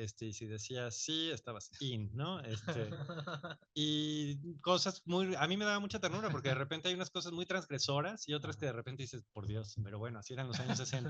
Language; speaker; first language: Spanish; native; Spanish